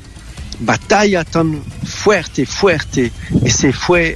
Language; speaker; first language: Spanish; non-native, fluent; French